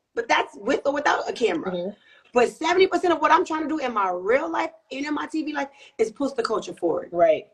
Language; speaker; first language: English; native; English